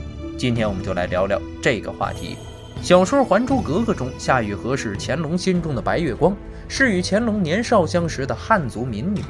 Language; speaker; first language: Chinese; native; Chinese